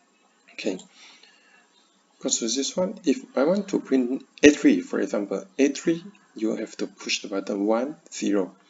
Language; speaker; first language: English; non-native, learner; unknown